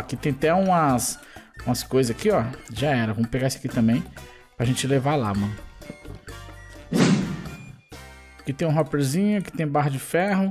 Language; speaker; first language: Portuguese; native; Portuguese